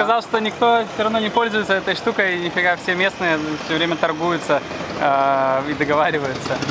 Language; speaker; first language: Russian; native; Russian